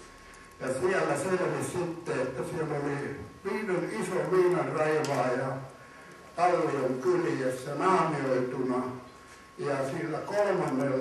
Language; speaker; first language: Finnish; native; Finnish